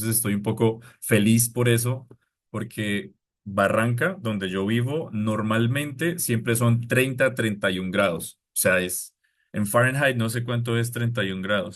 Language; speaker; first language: Spanish; non-native, fluent; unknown